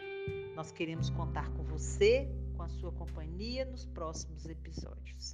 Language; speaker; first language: Portuguese; native; Portuguese